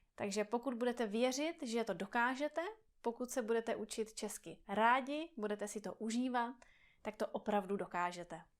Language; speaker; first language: Czech; native; Czech